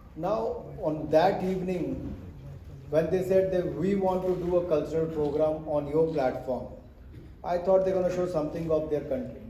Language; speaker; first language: English; non-native, local second language; Hindi